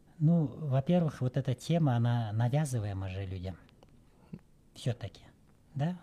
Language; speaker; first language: Russian; non-native, local second language; Kyrgyz